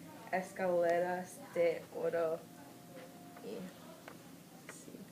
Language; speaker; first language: Spanish; non-native, learner; English